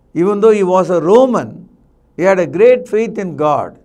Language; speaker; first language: English; non-native, local second language; Tamil